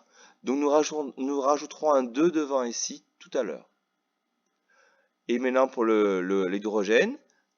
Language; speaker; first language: French; native; French